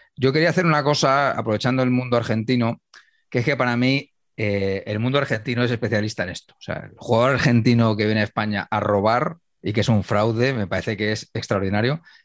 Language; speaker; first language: Spanish; native; Spanish